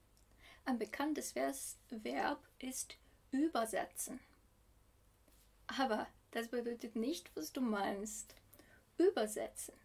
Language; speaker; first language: German; non-native, fluent; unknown